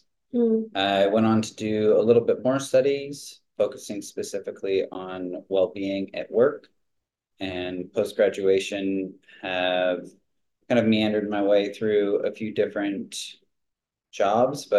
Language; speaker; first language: English; native; English